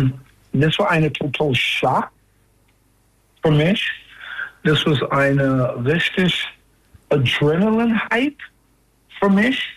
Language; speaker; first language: German; non-native, learner; English